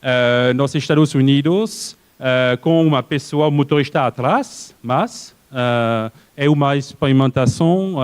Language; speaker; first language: Portuguese; non-native, fluent; French